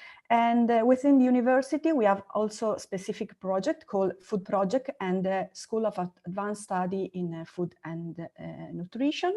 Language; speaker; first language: English; non-native, learner; Italian